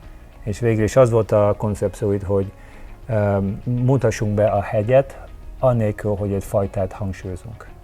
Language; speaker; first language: Hungarian; early bilingual, heritage; Hungarian